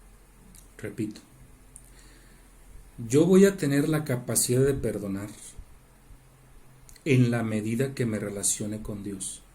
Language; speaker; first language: Spanish; native; Spanish